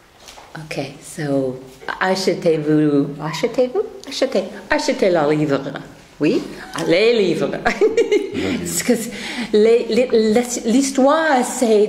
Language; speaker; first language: French; non-native, learner; English